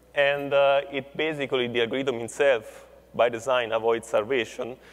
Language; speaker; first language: English; non-native, fluent; Italian